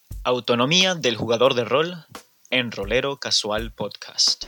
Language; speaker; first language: Spanish; native; Spanish